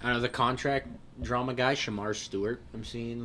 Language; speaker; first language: English; native; English